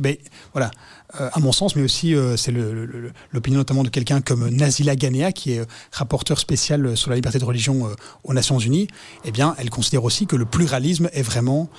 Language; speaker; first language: French; native; French